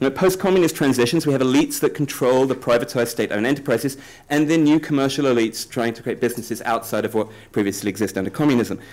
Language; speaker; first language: English; native; English